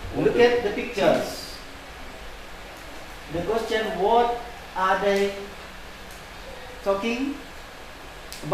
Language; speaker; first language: English; non-native, learner; Indonesian